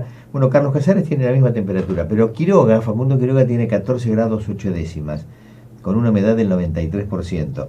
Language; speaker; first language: Spanish; native; Spanish